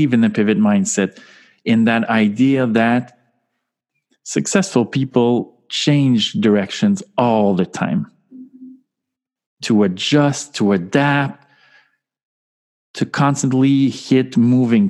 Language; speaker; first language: English; non-native, fluent; French